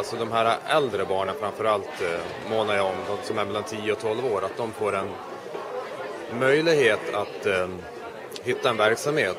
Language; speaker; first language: Swedish; native; Swedish